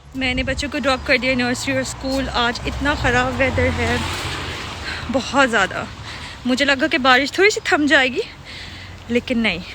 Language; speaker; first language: Urdu; native; Urdu